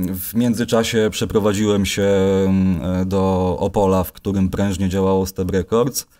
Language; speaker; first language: Polish; native; Polish